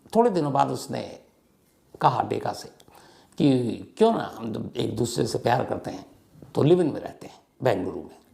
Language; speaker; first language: Hindi; native; Hindi